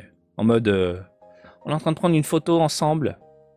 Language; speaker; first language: French; native; French